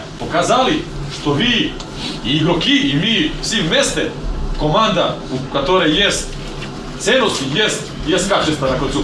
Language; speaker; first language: Russian; non-native, fluent; Serbian